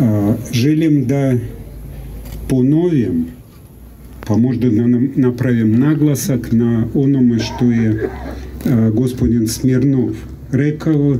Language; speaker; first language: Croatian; non-native, fluent; Russian